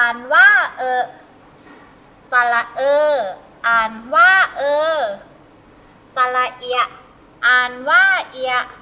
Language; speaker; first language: Thai; native; Thai